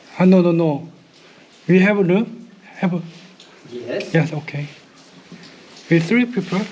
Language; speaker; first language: English; non-native, learner; Korean